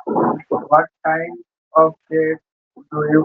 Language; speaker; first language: English; non-native, learner; Bangla